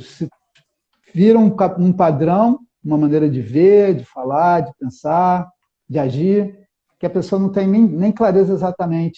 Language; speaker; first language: Portuguese; native; Portuguese